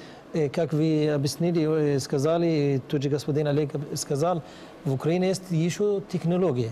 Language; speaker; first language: Russian; non-native, learner; Arabic